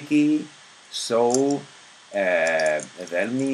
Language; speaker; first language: Czech; non-native, learner; English